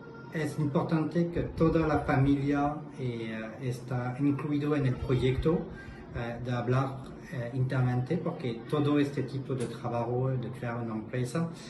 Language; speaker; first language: Spanish; non-native, fluent; French